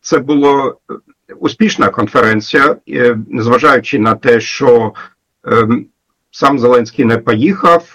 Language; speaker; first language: Ukrainian; non-native, fluent; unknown